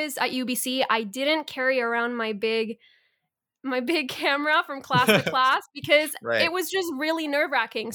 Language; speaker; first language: English; early bilingual, other home language; Spanish